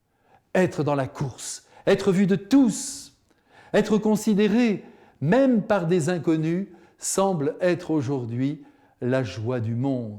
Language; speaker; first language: French; native; French